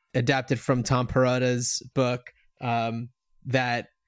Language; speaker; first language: English; native; English